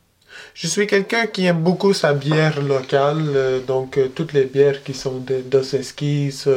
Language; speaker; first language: French; early bilingual, other home language; Spanish